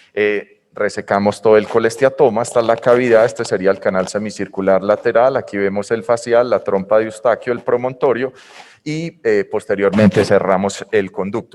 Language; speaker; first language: Spanish; native; Spanish